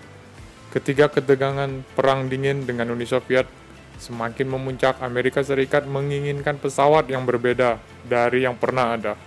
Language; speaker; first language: Indonesian; native; Indonesian